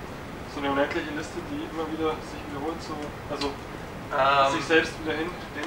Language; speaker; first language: German; native; German